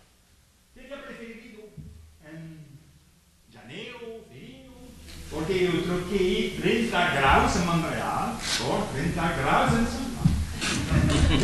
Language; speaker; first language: Portuguese; non-native, fluent; French